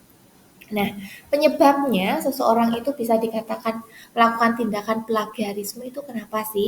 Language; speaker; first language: Indonesian; native; Indonesian